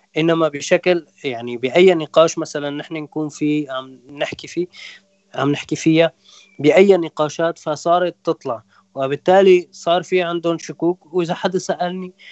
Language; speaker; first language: Arabic; non-native, local second language; Kurdish